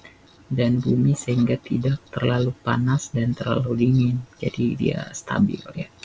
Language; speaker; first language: Indonesian; native; Indonesian